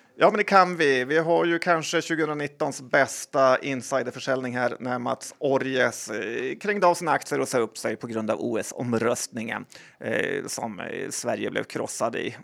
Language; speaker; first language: Swedish; native; Swedish